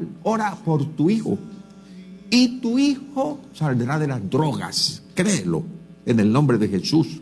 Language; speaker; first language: Spanish; native; Spanish